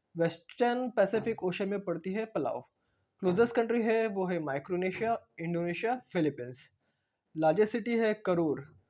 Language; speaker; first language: Hindi; non-native, local second language; Marathi